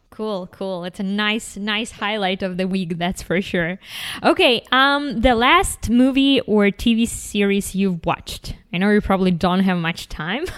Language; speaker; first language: English; non-native, fluent; Ukrainian